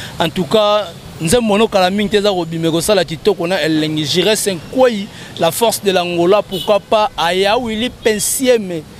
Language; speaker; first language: Lingala; native; Lingala